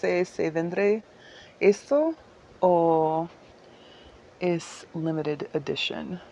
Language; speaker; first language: Spanish; non-native, learner; English